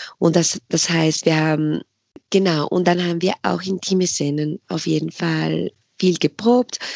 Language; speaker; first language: German; non-native, fluent; Spanish